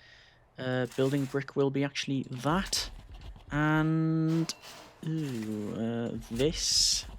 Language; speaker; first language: English; native; English